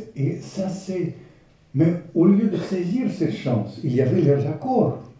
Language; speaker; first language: French; non-native, fluent; Ukrainian